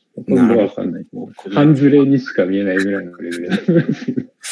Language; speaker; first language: Japanese; native; Japanese